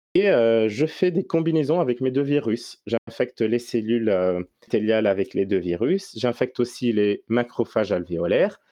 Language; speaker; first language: French; non-native, local second language; Arabic